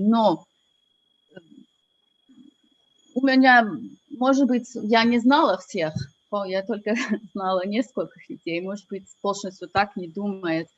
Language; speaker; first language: Russian; non-native, fluent; English